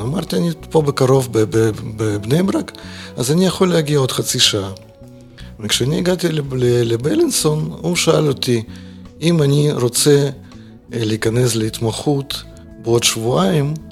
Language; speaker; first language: Hebrew; non-native, fluent; Russian